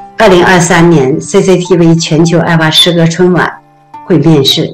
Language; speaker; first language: Chinese; native; Chinese